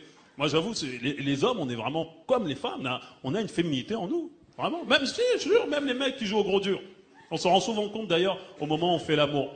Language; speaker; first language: French; early bilingual, other home language; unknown